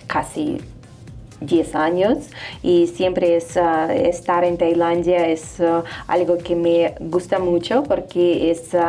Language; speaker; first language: Spanish; non-native, fluent; Russian